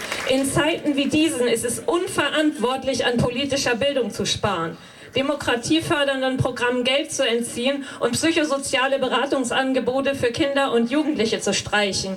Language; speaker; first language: German; native; German